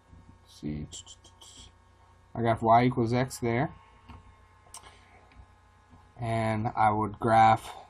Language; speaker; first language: English; native; English